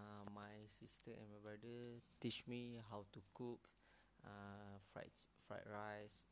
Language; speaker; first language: English; non-native, learner; Malay